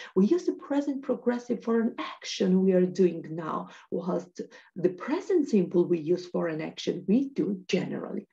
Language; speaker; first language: English; non-native, fluent; Georgian